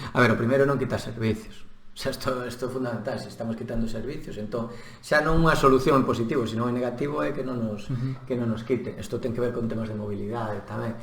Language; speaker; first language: Galician; non-native, local second language; Spanish